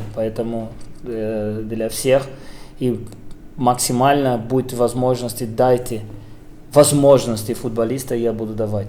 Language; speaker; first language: Russian; non-native, fluent; Portuguese